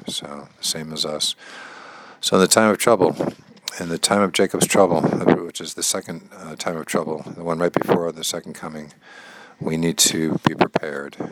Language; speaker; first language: English; native; English